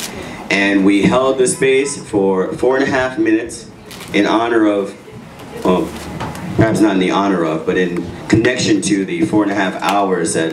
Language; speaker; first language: English; native; English